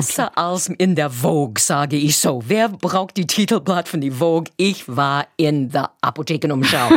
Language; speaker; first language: German; non-native, fluent; English